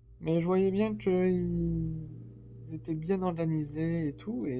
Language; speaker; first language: French; native; French